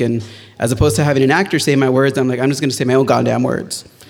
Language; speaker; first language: English; early bilingual, other home language; Spanish